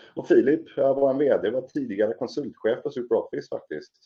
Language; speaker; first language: Swedish; native; Swedish